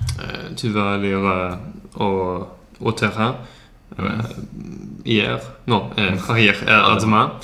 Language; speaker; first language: French; non-native, learner; Swedish